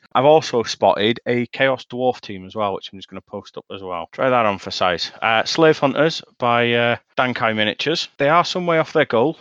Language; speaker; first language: English; native; English